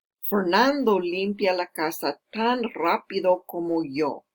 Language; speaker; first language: Spanish; non-native, fluent; English